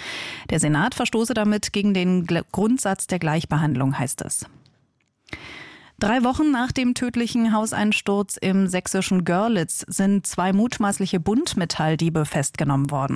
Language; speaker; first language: German; native; German